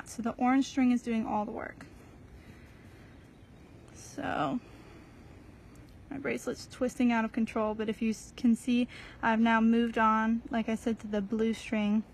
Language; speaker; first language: English; native; English